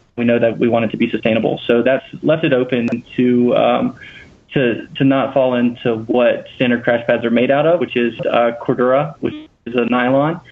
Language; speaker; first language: English; native; English